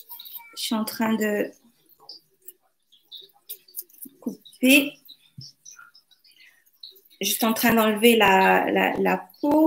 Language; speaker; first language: French; non-native, local second language; Lingala